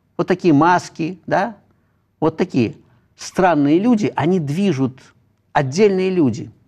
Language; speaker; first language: Russian; native; Russian